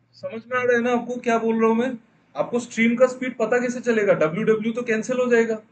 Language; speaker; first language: Hindi; non-native, local second language; Bangla